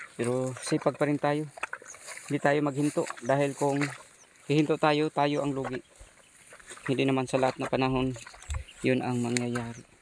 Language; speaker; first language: Filipino; non-native, local second language; Cebuano